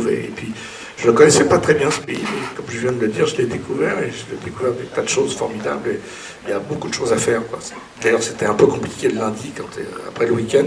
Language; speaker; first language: French; native; French